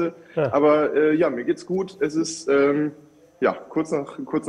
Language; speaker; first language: German; native; German